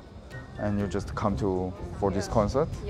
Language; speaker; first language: English; non-native, learner; Korean